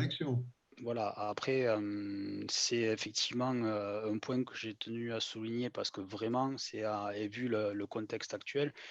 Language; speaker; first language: French; native; French